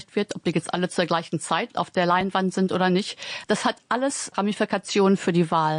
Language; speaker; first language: German; native; German